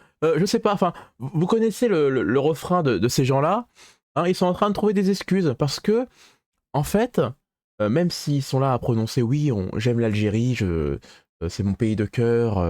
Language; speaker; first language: French; native; French